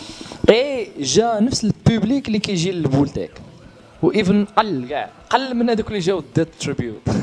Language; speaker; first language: Arabic; native; Arabic